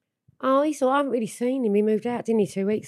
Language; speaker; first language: English; native; English